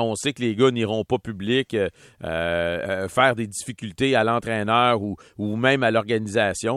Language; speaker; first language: French; native; French